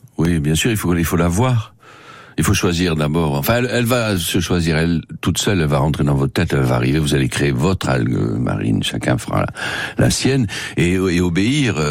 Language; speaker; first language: French; non-native, local second language; Spanish